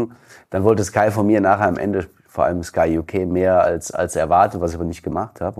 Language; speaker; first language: German; native; German